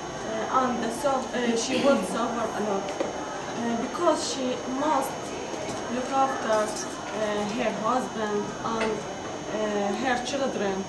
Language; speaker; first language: English; non-native, learner; Arabic